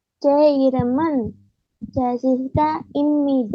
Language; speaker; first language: Korean; non-native, learner; Indonesian